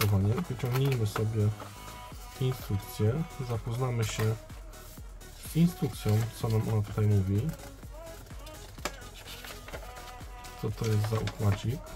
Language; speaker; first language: Polish; native; Polish